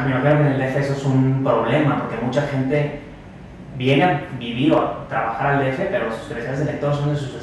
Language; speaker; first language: Spanish; native; Spanish